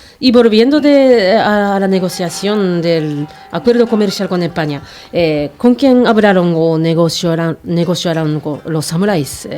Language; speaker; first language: Spanish; non-native, fluent; Japanese